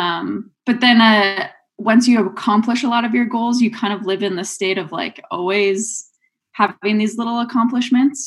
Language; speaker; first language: English; native; English